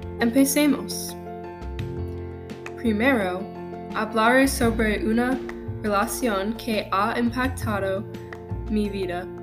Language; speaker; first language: Spanish; non-native, learner; English